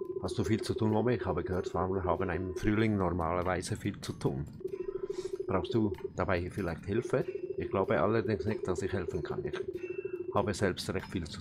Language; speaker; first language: German; native; German